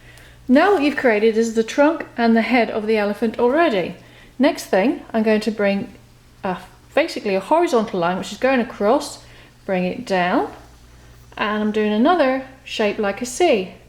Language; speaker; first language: English; native; English